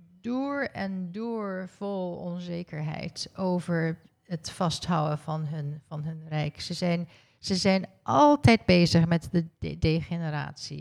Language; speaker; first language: Dutch; early bilingual, heritage; Dutch